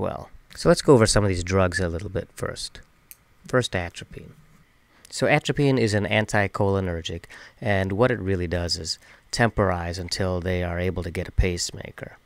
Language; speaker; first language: English; native; English